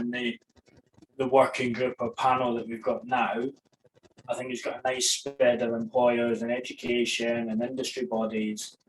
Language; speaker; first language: English; native; English